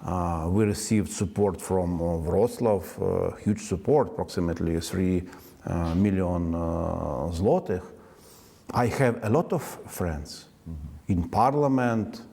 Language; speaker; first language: English; non-native, learner; Ukrainian